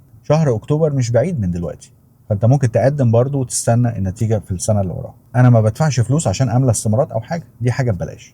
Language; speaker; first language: Arabic; native; Arabic